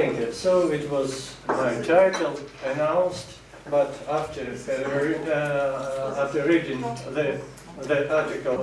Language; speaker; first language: English; non-native, fluent; Russian